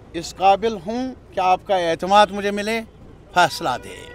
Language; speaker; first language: Urdu; native; Urdu